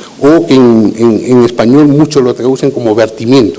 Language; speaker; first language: Spanish; native; Spanish